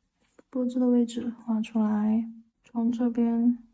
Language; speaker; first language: Chinese; native; Chinese